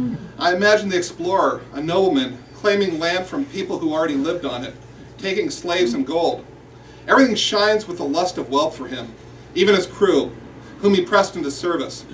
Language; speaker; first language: English; native; English